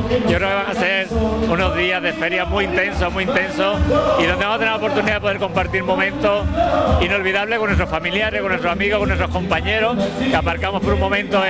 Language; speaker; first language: Spanish; native; Spanish